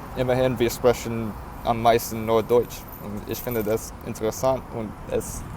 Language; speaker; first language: German; non-native, learner; English